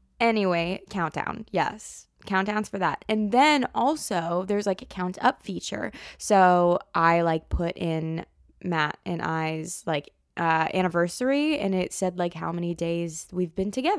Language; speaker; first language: English; native; English